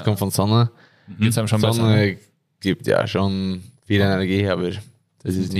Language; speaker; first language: German; non-native, learner; Norwegian